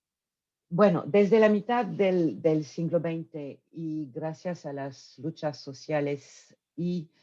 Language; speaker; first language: Spanish; non-native, fluent; French